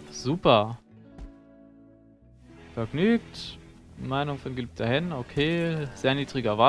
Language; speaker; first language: German; native; German